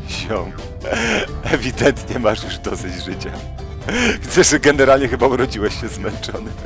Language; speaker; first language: Polish; native; Polish